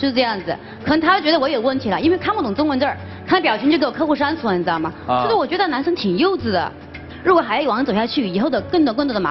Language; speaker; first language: Chinese; native; Chinese